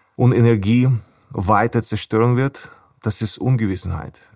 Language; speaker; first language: German; non-native, fluent; Ukrainian